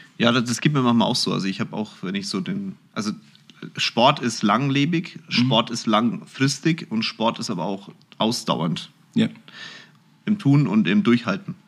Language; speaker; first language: German; early bilingual, other home language; Turkish